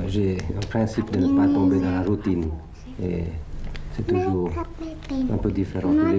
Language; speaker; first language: French; early bilingual, other home language; Thai